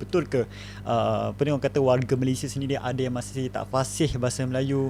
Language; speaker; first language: Malay; native; Malay